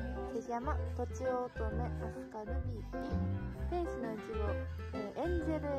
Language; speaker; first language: Japanese; native; Japanese